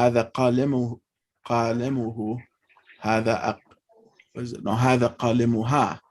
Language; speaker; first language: Arabic; non-native, fluent; English